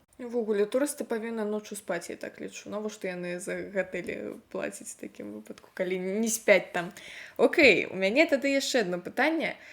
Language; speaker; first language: Belarusian; non-native, local second language; Russian